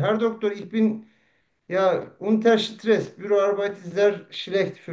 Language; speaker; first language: German; non-native, learner; Turkish